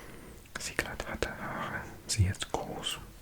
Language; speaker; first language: German; non-native, learner; English